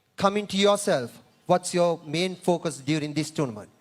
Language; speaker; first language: English; non-native, local second language; Sinhala